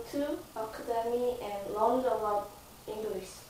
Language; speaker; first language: English; non-native, learner; Korean